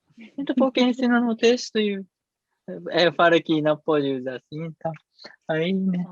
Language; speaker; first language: Portuguese; non-native, fluent; Japanese